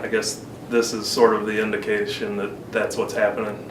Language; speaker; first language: English; native; English